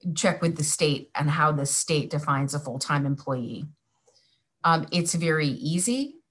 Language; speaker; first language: English; native; English